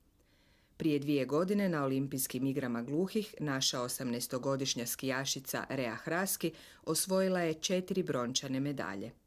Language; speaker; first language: Croatian; native; Croatian